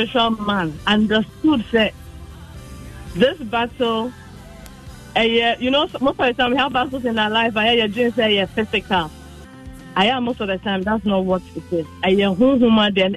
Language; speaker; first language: English; non-native, local second language; Akan